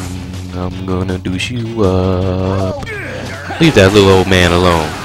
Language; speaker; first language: English; native; English